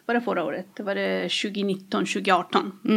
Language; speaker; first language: Swedish; non-native, fluent; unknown